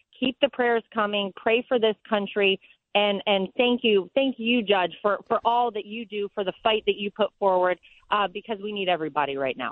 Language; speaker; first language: English; native; English